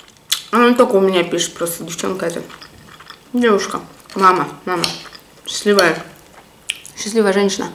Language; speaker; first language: Russian; native; Russian